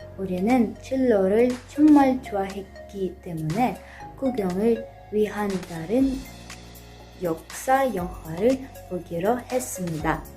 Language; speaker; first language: Korean; non-native, learner; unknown